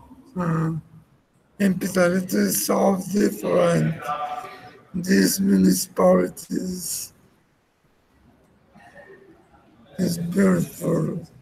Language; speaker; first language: English; non-native, learner; Spanish